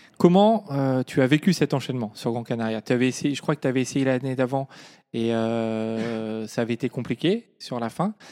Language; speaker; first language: French; native; French